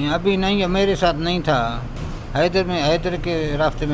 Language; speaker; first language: Hindi; non-native, learner; Baluchi